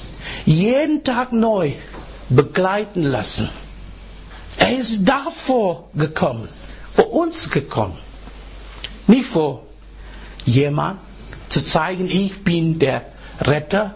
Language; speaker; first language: German; non-native, fluent; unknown